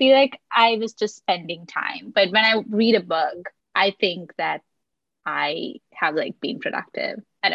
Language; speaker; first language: English; non-native, local second language; Sinhala